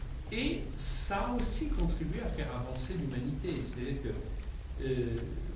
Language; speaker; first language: French; native; French